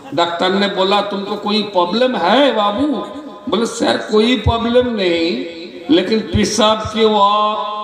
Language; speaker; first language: Hindi; non-native, local second language; Bangla